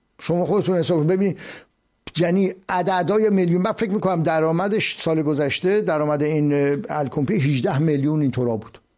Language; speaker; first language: Persian; native; Persian